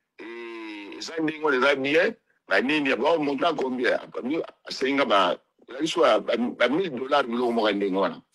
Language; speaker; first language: Lingala; native; Lingala